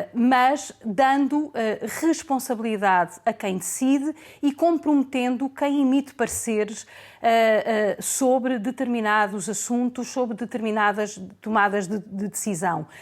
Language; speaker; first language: Portuguese; native; Portuguese